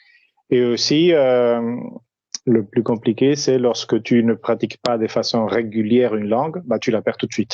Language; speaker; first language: French; non-native, fluent; Spanish